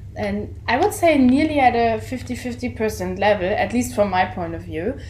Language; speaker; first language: English; non-native, fluent; German